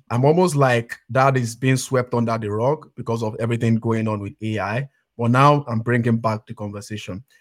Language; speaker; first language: English; non-native, local second language; Yoruba